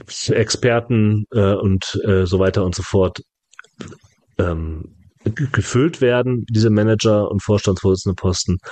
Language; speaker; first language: German; native; German